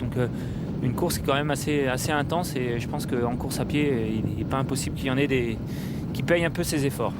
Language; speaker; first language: French; native; French